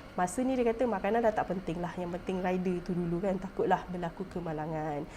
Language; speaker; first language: Malay; native; Malay